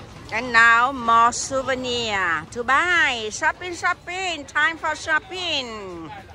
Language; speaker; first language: English; non-native, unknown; Vietnamese